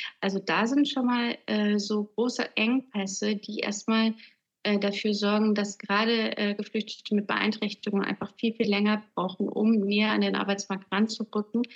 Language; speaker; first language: German; native; German